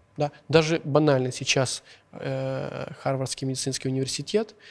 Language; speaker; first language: Russian; non-native, local second language; Hungarian